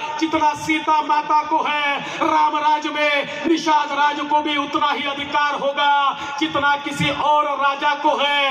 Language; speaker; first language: Hindi; non-native, local second language; Marathi